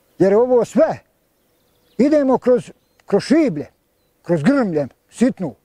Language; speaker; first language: Bosnian; native; Bosnian